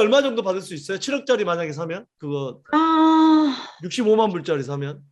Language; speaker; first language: Korean; native; Korean